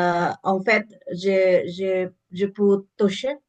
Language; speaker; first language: French; non-native, learner; English